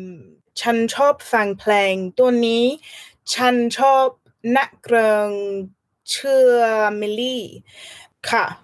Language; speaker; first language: Thai; non-native, learner; English